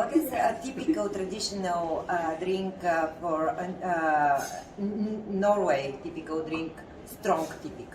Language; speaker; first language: English; non-native, learner; Bulgarian